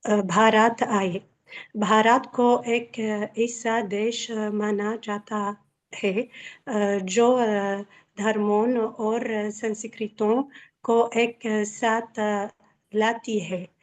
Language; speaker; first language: Hindi; non-native, learner; Arabic